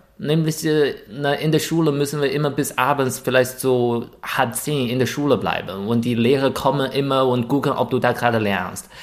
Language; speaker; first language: German; non-native, fluent; Chinese